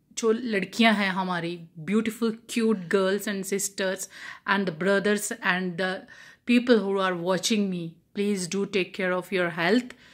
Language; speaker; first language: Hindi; non-native, local second language; Punjabi